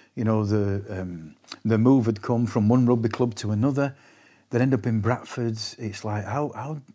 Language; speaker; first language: English; native; English